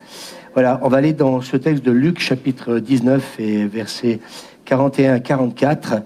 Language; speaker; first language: French; native; French